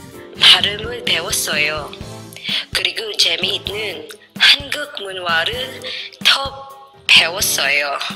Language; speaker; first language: Korean; non-native, learner; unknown